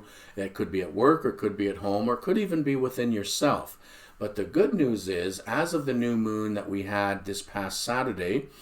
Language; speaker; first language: English; native; English